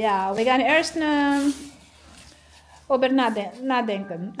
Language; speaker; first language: Dutch; non-native, fluent; Filipino